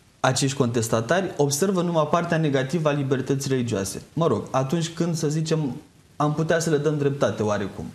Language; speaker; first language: Romanian; native; Romanian